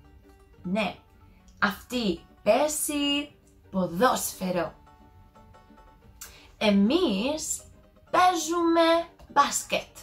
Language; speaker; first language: Greek; non-native, learner; English